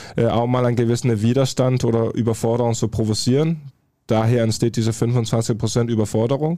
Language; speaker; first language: German; non-native, fluent; Danish